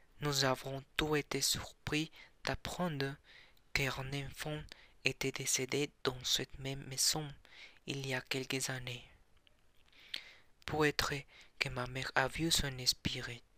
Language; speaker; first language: French; non-native, learner; Spanish